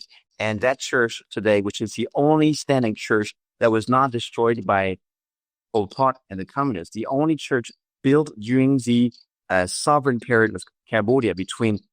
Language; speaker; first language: English; non-native, fluent; French